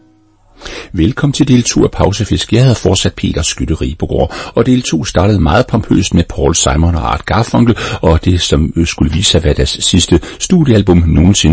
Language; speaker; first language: Danish; native; Danish